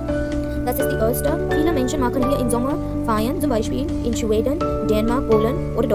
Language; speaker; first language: German; non-native, fluent; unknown